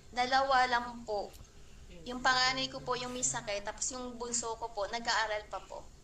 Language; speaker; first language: Filipino; non-native, local second language; Cebuano